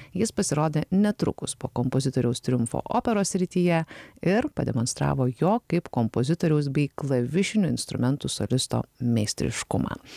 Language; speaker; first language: Lithuanian; native; Lithuanian